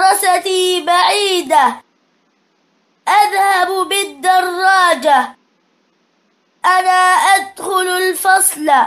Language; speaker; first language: Arabic; non-native, learner; Thai